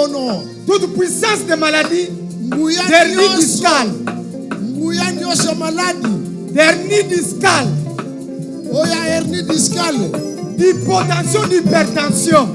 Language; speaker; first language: French; non-native, local second language; Lingala